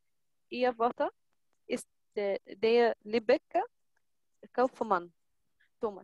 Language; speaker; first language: German; non-native, learner; Arabic